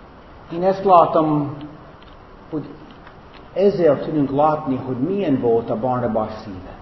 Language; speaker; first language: Hungarian; non-native, fluent; English